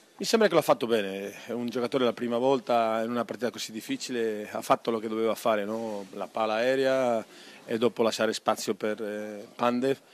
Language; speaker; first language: Italian; non-native, fluent; Spanish